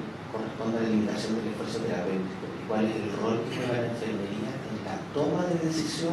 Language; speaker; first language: Spanish; native; Spanish